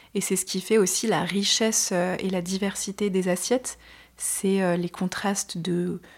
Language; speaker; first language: French; native; French